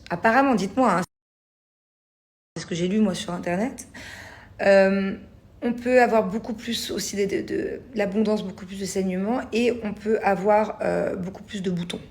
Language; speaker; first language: French; native; French